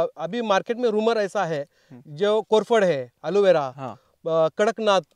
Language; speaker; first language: Hindi; non-native, local second language; Marathi